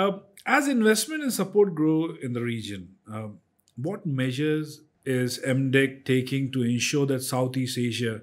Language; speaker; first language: English; non-native, local second language; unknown